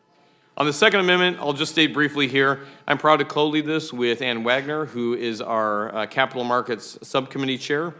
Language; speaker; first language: English; native; English